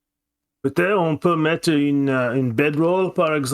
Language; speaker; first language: French; non-native, fluent; English